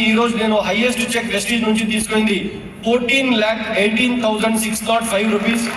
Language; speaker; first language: Telugu; non-native, local second language; Urdu